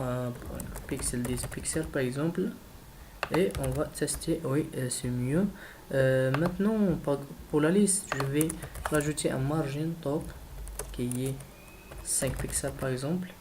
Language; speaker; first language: French; non-native, learner; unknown